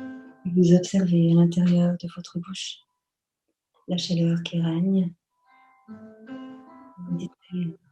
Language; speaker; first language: French; native; French